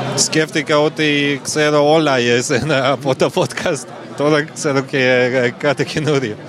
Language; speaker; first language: Greek; non-native, fluent; Latvian